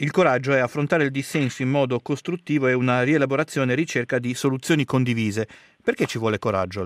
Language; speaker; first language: Italian; native; Italian